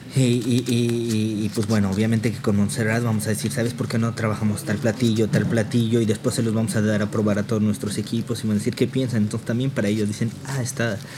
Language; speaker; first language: Spanish; native; Spanish